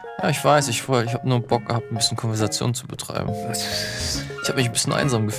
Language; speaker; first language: German; native; German